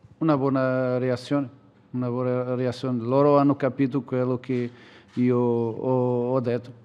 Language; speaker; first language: Italian; non-native, learner; Portuguese